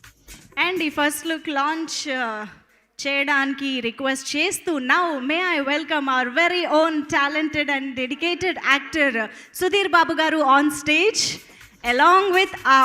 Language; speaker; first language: Telugu; native; Telugu